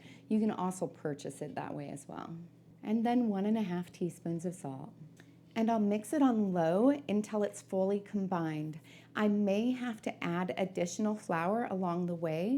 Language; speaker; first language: English; native; English